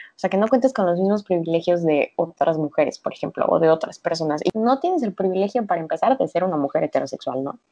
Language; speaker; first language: Spanish; native; Spanish